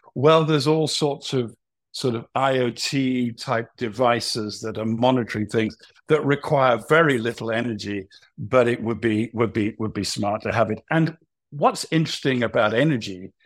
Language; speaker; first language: English; native; English